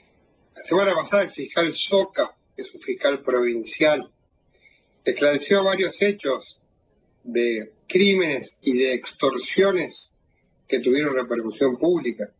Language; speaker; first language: Spanish; native; Spanish